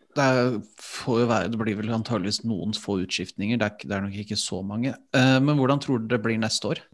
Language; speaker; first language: Norwegian; native; Norwegian